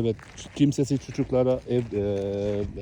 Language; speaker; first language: Turkish; non-native, learner; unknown